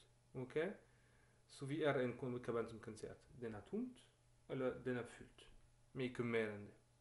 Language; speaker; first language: Norwegian; non-native, learner; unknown